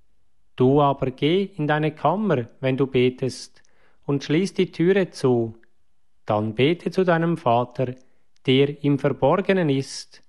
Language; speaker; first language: German; native; German